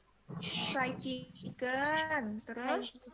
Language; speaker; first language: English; non-native, fluent; Indonesian